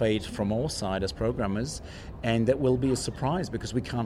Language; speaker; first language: English; non-native, fluent; Dutch